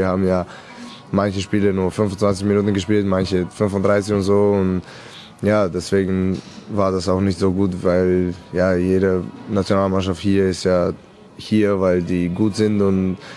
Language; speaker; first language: German; non-native, fluent; Serbian